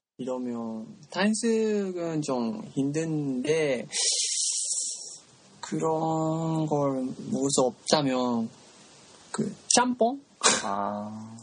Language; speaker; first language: Korean; non-native, learner; Japanese